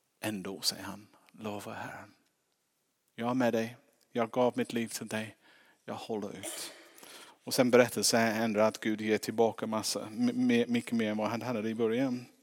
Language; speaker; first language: Swedish; non-native, fluent; English